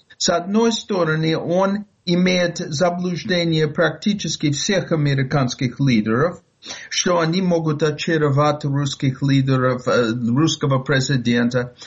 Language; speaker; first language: Russian; non-native, fluent; English